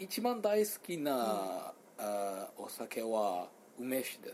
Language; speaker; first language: Japanese; non-native, learner; Chinese